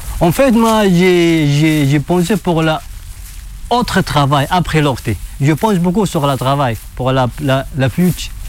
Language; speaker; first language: French; non-native, learner; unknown